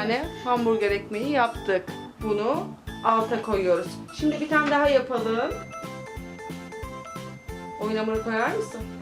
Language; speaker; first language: Turkish; native; Turkish